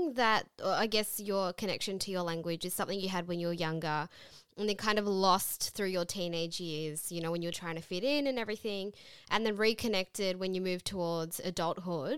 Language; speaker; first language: English; native; English